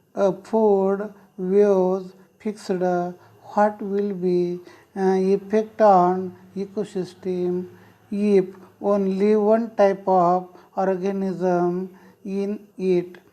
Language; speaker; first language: English; non-native, local second language; Marathi